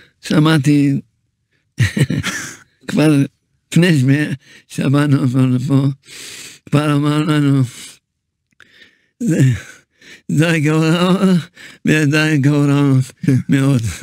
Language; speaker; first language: Hebrew; early bilingual, other home language; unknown